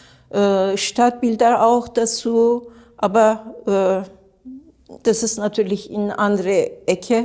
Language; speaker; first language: German; non-native, learner; Turkish